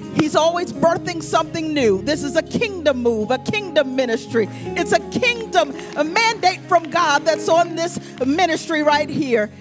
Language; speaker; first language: English; native; English